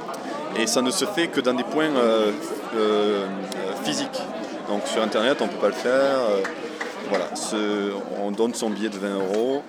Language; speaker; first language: French; native; French